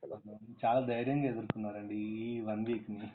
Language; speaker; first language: Telugu; native; Telugu